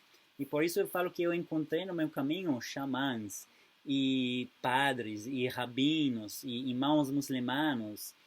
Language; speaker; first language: Portuguese; non-native, fluent; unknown